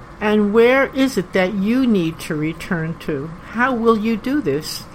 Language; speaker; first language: English; native; English